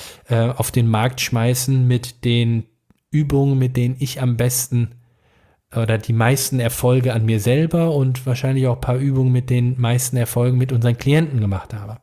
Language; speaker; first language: German; native; German